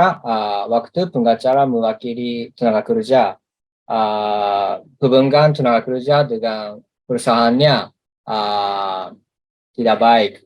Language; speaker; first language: Indonesian; non-native, learner; Japanese